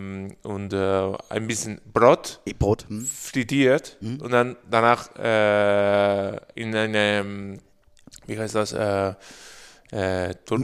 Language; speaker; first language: German; non-native, learner; Spanish